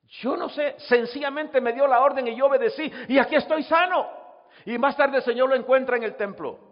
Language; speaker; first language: Spanish; native; Spanish